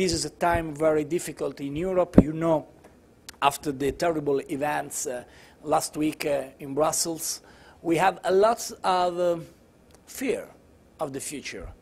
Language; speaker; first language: English; non-native, learner; Italian